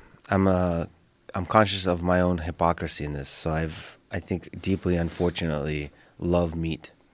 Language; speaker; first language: English; early bilingual, other home language; Russian